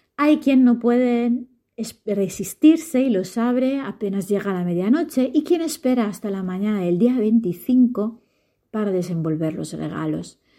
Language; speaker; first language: Spanish; non-native, fluent; Italian